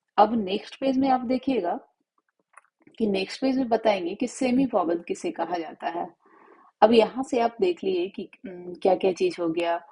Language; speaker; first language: Hindi; native; Hindi